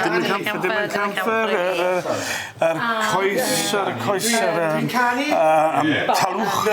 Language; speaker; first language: Welsh; non-native, learner; English